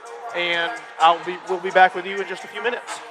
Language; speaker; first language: English; native; English